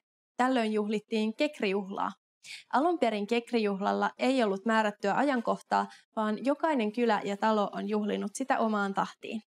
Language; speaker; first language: Finnish; native; Finnish